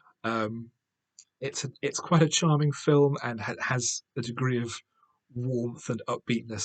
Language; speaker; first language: English; native; English